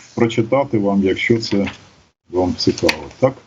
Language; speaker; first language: Ukrainian; native; Ukrainian